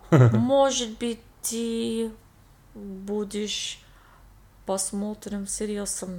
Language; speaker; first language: Russian; non-native, learner; English